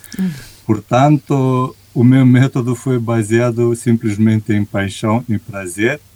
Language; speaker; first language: Portuguese; non-native, fluent; Romanian